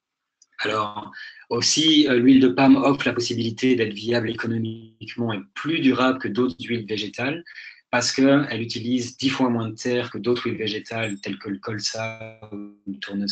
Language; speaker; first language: French; native; French